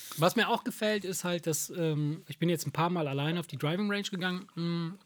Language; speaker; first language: German; early bilingual, other home language; Italian